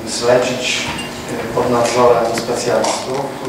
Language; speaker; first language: Polish; native; Polish